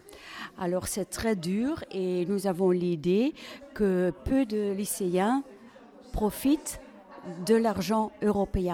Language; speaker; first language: French; non-native, fluent; Dutch